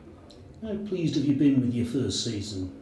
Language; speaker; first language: English; native; English